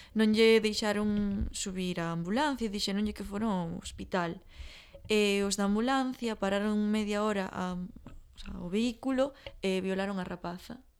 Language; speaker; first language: Galician; native; Galician